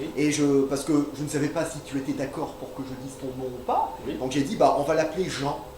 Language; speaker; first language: French; non-native, fluent; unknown